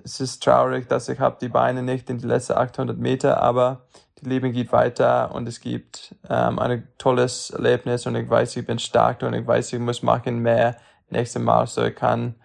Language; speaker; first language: German; non-native, learner; English